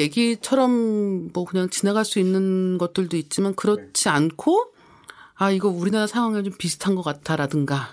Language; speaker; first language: Korean; native; Korean